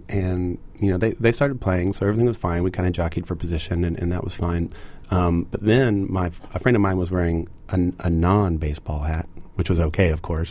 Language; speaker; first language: English; native; English